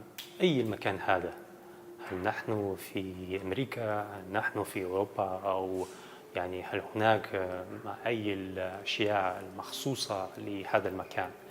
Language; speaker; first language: Arabic; non-native, learner; Dutch